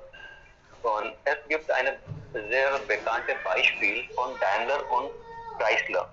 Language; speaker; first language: German; non-native, fluent; Hindi